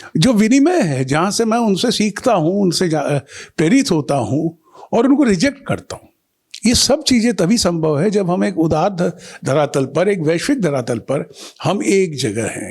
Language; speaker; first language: Hindi; non-native, local second language; Bangla